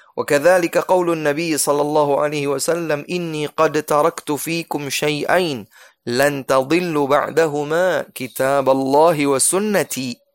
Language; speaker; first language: Arabic; non-native, fluent; Indonesian